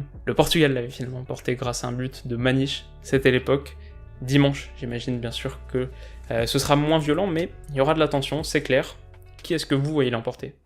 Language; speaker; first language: French; native; French